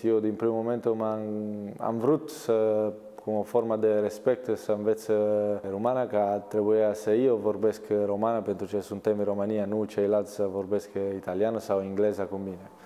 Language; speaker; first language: Romanian; non-native, learner; Italian